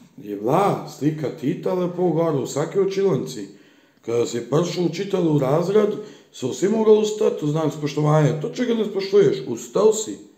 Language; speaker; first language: Slovenian; early bilingual, other home language; Bosnian